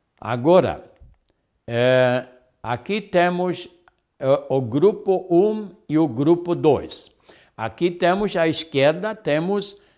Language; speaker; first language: Portuguese; non-native, fluent; Spanish